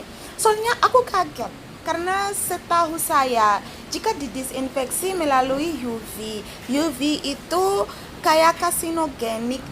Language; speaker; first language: Indonesian; non-native, learner; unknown